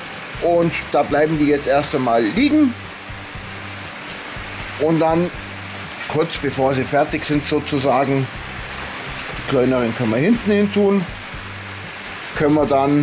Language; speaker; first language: German; native; German